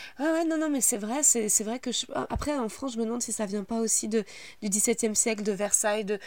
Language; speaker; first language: French; native; French